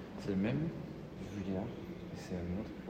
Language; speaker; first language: French; non-native, learner; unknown